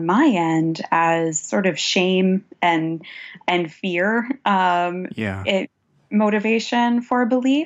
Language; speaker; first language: English; native; English